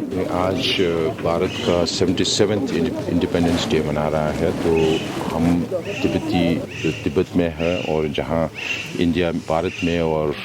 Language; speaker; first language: Hindi; non-native, local second language; Tibetan